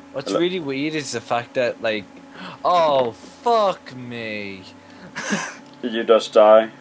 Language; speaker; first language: English; native; English